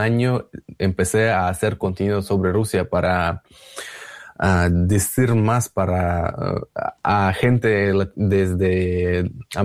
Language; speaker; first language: Spanish; non-native, learner; Russian